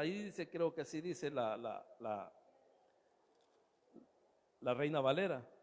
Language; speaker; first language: Spanish; native; Spanish